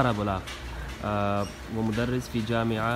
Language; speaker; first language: Arabic; non-native, fluent; Urdu